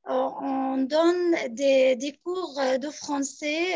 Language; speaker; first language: French; non-native, fluent; Arabic